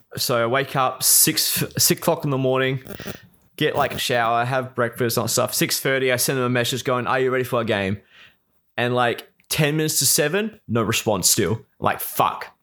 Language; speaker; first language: English; native; English